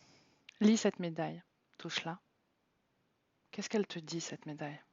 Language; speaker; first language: French; native; French